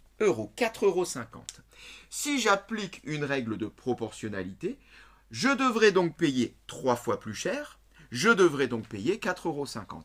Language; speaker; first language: French; native; French